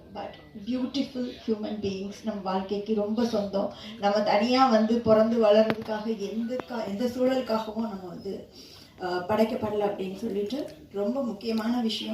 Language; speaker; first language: Tamil; native; Tamil